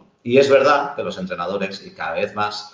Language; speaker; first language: Spanish; native; Spanish